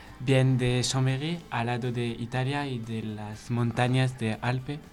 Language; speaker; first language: Spanish; non-native, learner; French